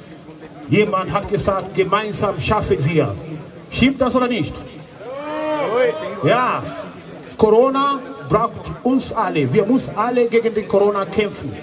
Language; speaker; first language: German; non-native, fluent; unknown